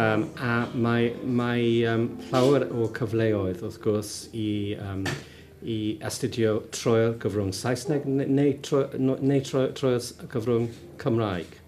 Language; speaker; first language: Welsh; non-native, local second language; English